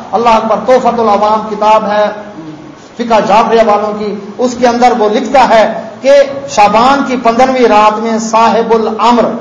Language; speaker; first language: Urdu; non-native, local second language; Saraiki